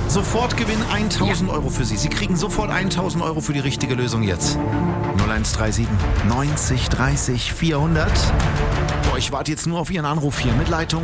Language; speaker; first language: German; native; German